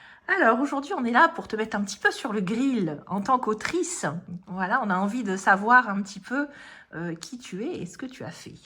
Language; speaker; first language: French; native; French